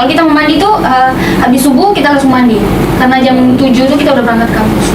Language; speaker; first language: Indonesian; native; Indonesian